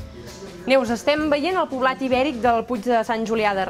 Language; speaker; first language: Catalan; native; Catalan